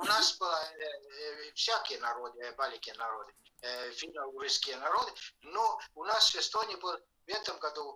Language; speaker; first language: Russian; non-native, fluent; Estonian